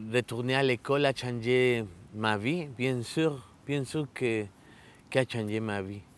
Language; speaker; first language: French; non-native, fluent; Spanish